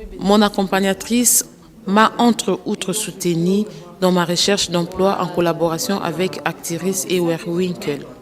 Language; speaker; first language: French; native; French